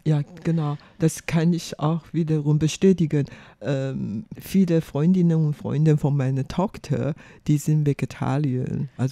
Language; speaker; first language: German; non-native, fluent; Chinese